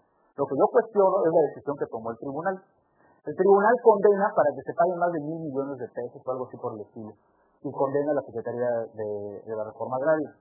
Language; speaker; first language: Spanish; native; Spanish